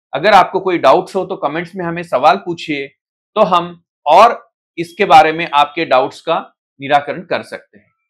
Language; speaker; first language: Hindi; non-native, local second language; Marathi